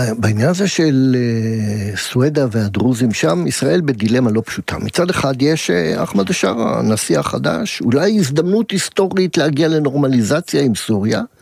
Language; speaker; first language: Hebrew; native; Hebrew